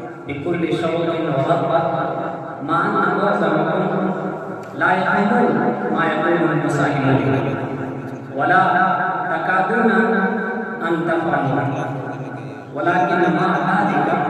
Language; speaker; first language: Arabic; non-native, fluent; Urdu